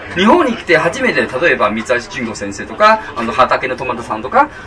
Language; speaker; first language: Japanese; non-native, fluent; Chinese